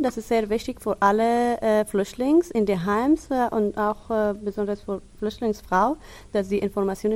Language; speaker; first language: German; non-native, learner; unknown